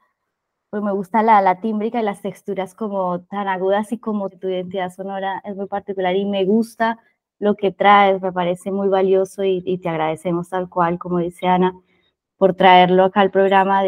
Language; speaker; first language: Spanish; native; Spanish